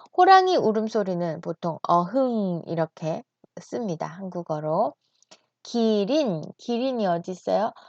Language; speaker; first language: Korean; native; Korean